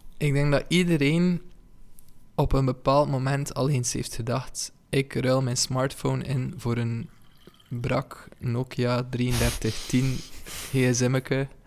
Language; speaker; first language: Dutch; native; Dutch